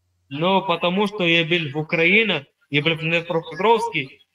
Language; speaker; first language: Russian; non-native, learner; Arabic